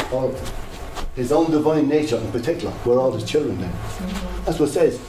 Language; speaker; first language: English; native; English